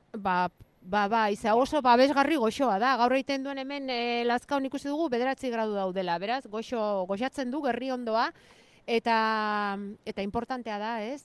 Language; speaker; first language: Basque; native; Basque